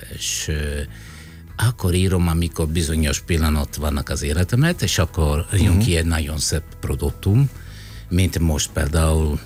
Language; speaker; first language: Hungarian; non-native, fluent; Italian